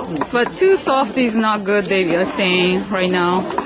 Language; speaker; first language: English; non-native, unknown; Japanese